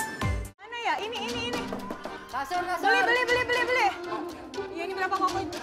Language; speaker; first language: Indonesian; native; Indonesian